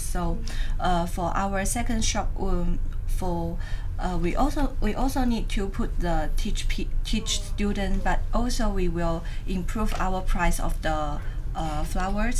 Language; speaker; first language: English; non-native, learner; Chinese